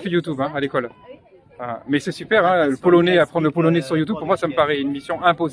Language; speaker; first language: French; native; French